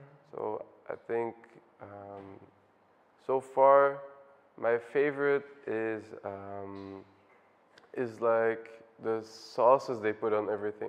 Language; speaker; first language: English; non-native, fluent; Dutch